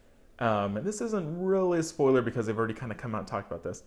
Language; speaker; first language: English; native; English